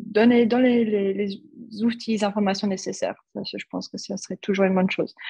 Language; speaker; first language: French; non-native, fluent; German